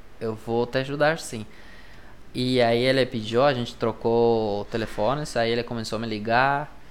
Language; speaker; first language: Portuguese; non-native, fluent; Spanish